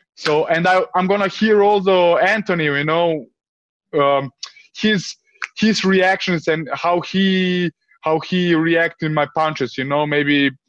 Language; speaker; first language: English; early bilingual, other home language; Serbian